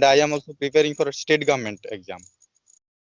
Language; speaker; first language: English; non-native, learner; Odia